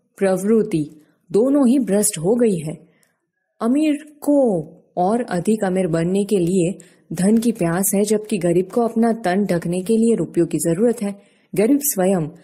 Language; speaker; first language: Hindi; non-native, local second language; Gujarati